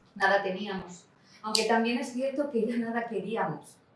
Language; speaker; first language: Spanish; non-native, local second language; Catalan